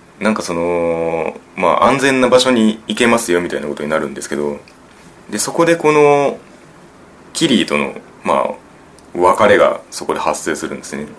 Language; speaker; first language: Japanese; native; Japanese